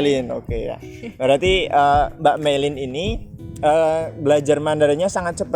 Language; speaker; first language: Indonesian; native; Indonesian